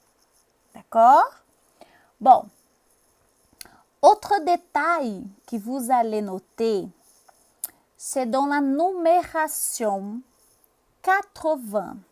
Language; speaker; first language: French; non-native, fluent; Portuguese